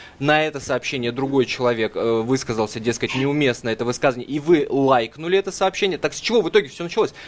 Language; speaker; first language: Russian; native; Russian